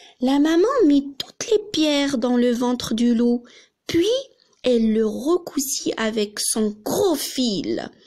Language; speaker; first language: French; non-native, local second language; Arabic